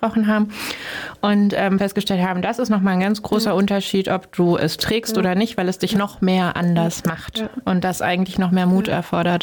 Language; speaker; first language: German; native; German